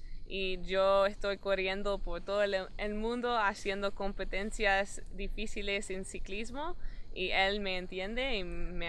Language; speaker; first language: Spanish; non-native, fluent; English